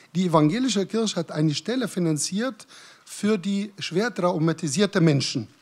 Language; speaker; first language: German; non-native, fluent; Arabic